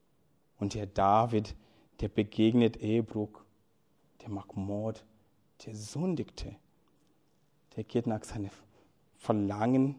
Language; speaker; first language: German; non-native, fluent; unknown